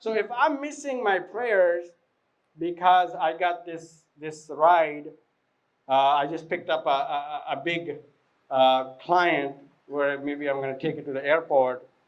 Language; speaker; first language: English; non-native, fluent; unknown